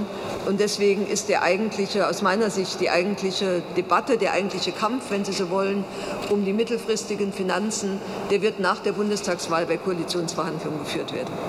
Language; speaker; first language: German; native; German